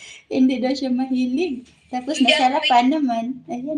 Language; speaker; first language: Filipino; non-native, local second language; Cebuano